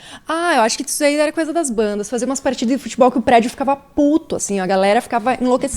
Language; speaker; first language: Portuguese; native; Portuguese